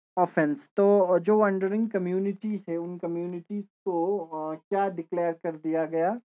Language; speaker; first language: Hindi; non-native, local second language; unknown